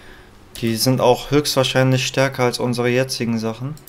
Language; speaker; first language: German; native; German